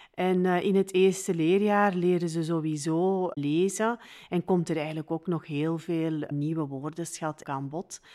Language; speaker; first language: Dutch; native; Dutch